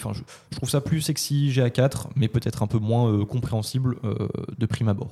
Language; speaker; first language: French; native; French